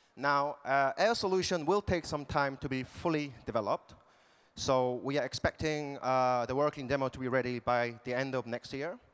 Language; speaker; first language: English; non-native, fluent; Korean